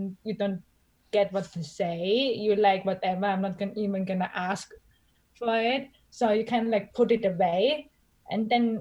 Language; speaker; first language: English; non-native, fluent; German